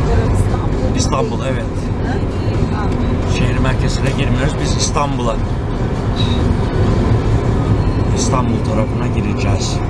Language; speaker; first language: Turkish; native; Turkish